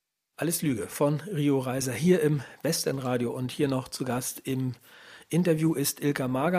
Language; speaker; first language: German; native; German